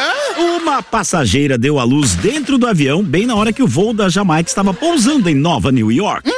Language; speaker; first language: Portuguese; native; Portuguese